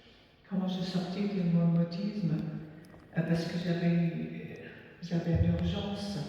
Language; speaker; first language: French; non-native, fluent; Arabic